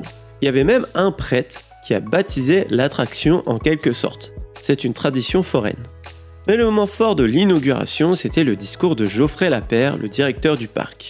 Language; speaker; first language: French; native; French